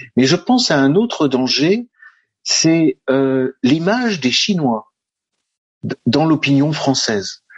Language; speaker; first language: French; native; French